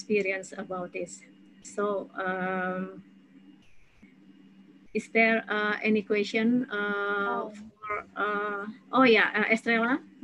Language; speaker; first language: English; non-native, fluent; Indonesian